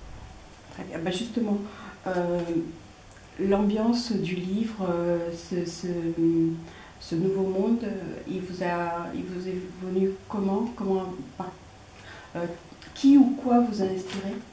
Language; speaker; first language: French; native; French